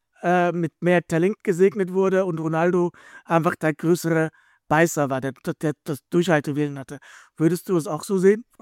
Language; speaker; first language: German; native; German